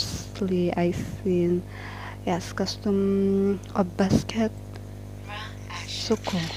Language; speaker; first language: English; non-native, learner; Indonesian